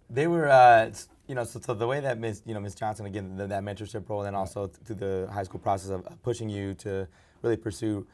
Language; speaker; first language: English; early bilingual, other home language; Spanish